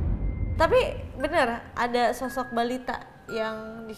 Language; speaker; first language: Indonesian; native; Indonesian